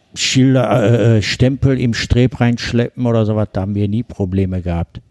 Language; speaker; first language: German; early bilingual, other home language; Turkish